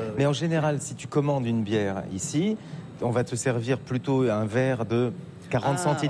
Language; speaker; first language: French; native; French